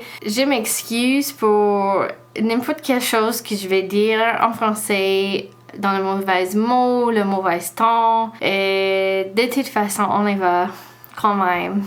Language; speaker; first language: French; non-native, learner; English